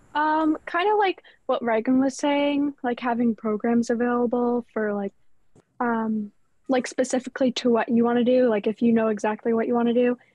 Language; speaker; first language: English; native; English